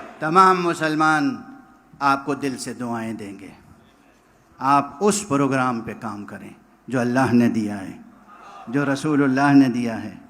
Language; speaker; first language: Urdu; native; Urdu